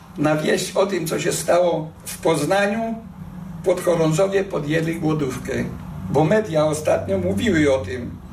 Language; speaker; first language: Polish; native; Polish